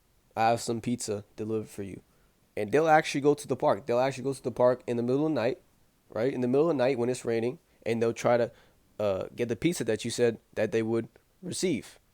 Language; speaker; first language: English; native; English